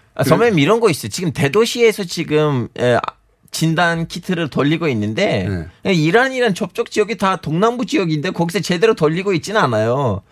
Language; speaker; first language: Korean; non-native, fluent; Turkish